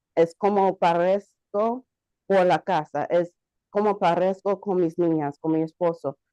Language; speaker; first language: Spanish; non-native, learner; English